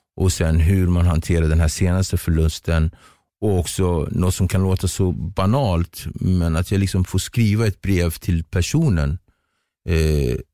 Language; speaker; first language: Swedish; early bilingual, other home language; Kabuverdianu